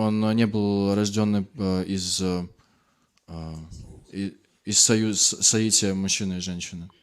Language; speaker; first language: Russian; native; Russian